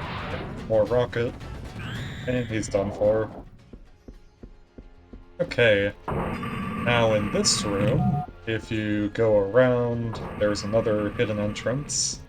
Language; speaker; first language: English; native; English